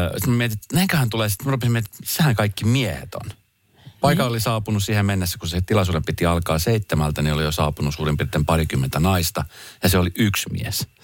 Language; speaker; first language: Finnish; native; Finnish